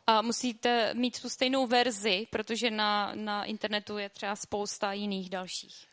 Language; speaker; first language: Czech; native; Czech